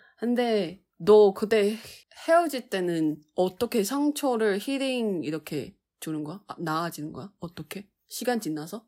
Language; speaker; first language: Korean; non-native, fluent; Chinese